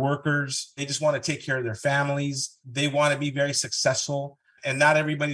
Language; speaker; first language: English; early bilingual, other home language; Spanish